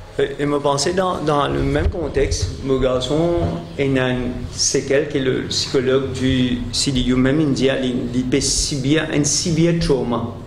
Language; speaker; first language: French; non-native, local second language; Morisyen